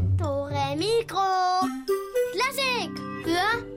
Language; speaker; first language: German; native; German